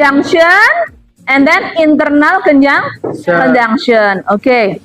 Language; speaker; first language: English; non-native, fluent; Indonesian